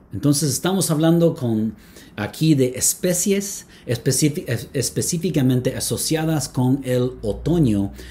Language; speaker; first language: Spanish; non-native, fluent; English